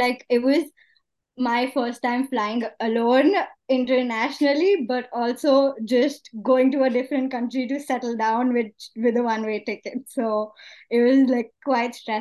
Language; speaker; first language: English; non-native, local second language; Hindi